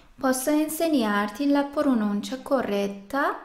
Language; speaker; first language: Italian; non-native, fluent; Persian